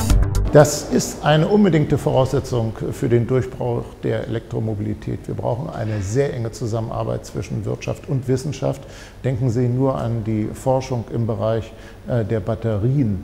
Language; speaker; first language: German; native; German